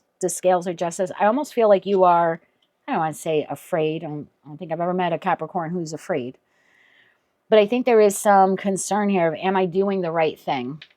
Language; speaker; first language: English; native; English